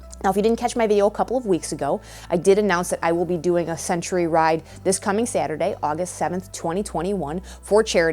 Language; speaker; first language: English; native; English